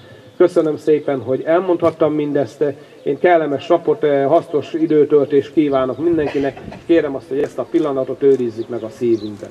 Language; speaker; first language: Hungarian; native; Hungarian